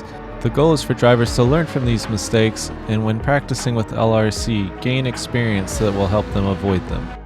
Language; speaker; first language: English; native; English